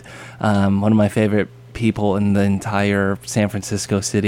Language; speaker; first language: English; native; English